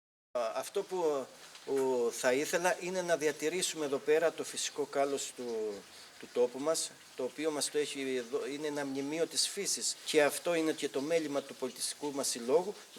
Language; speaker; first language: Greek; native; Greek